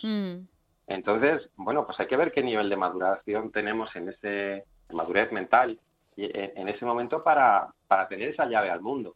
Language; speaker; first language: Spanish; native; Spanish